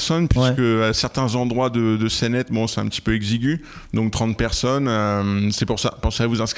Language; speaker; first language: French; native; French